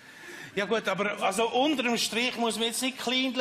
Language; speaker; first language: German; native; German